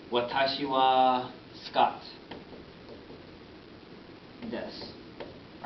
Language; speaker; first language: Japanese; non-native, fluent; English